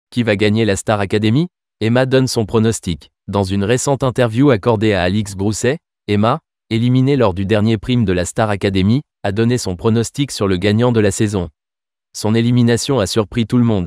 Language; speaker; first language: French; native; French